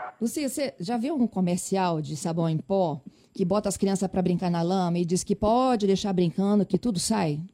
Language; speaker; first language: Portuguese; native; Portuguese